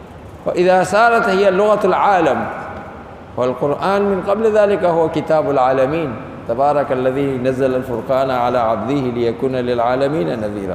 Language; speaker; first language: Arabic; non-native, fluent; Urdu